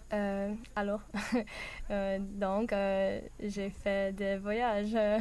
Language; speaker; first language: French; non-native, learner; English